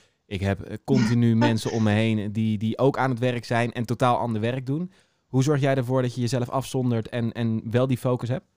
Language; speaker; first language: Dutch; native; Dutch